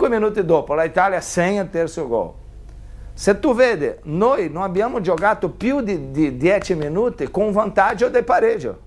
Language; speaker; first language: Italian; non-native, fluent; Portuguese